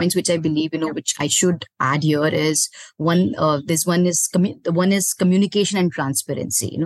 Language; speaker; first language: English; non-native, local second language; Hindi